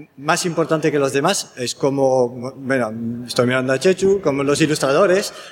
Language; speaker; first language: Spanish; non-native, fluent; French